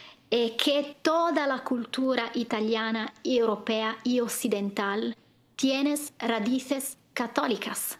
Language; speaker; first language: Spanish; non-native, fluent; Italian